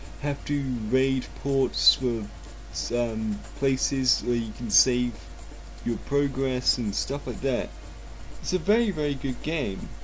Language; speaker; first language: English; native; English